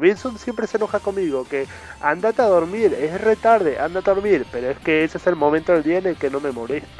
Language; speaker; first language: Spanish; native; Spanish